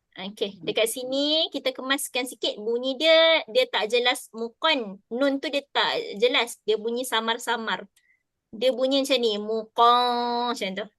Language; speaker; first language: Malay; native; Malay